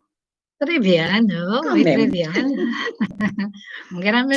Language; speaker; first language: French; non-native, learner; Spanish